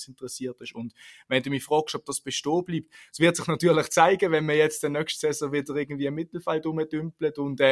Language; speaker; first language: German; native; German